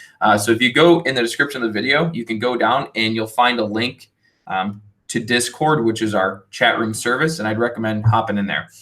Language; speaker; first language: English; native; English